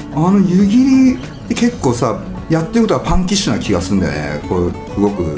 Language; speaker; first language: Japanese; native; Japanese